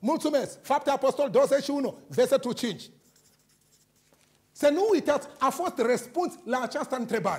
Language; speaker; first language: Romanian; non-native, learner; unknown